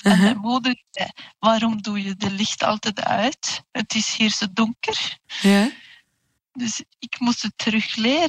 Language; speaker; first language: Dutch; non-native, fluent; Norwegian